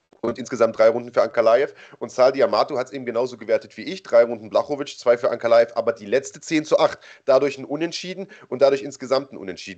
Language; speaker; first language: German; native; German